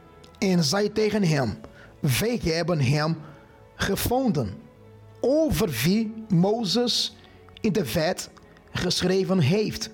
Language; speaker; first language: Dutch; non-native, fluent; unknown